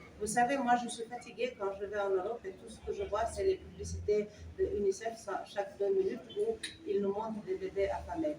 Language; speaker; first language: French; non-native, local second language; Wolof